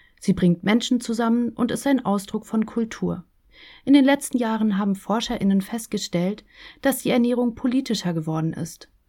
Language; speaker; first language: German; native; German